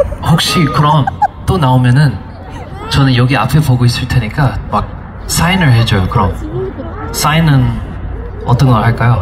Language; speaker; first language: Korean; non-native, fluent; English